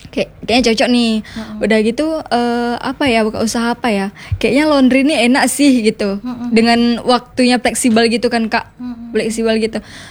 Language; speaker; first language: Indonesian; native; Indonesian